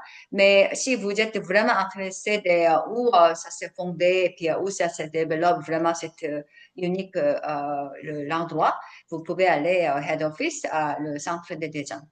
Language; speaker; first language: French; non-native, fluent; Korean